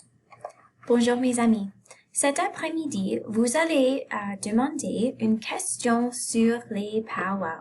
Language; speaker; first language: French; non-native, fluent; English